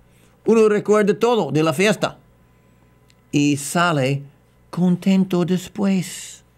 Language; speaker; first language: Spanish; non-native, fluent; English